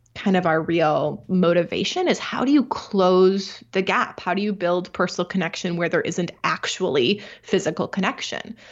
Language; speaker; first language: English; native; English